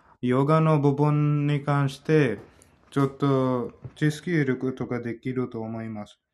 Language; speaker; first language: Japanese; non-native, learner; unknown